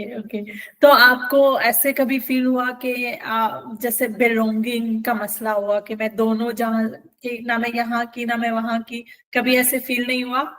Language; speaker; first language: Urdu; native; Urdu